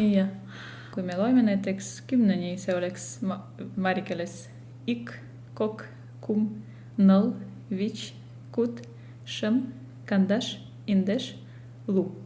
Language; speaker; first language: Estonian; non-native, fluent; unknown